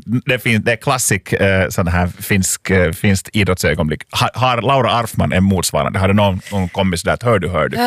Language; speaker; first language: Swedish; native; Swedish